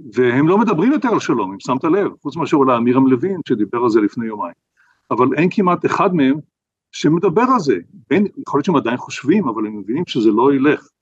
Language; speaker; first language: Hebrew; native; Hebrew